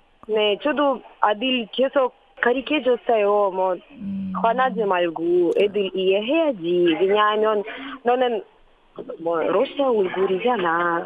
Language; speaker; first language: Korean; non-native, learner; Russian